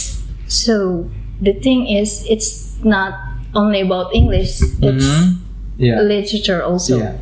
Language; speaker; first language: English; non-native, learner; Indonesian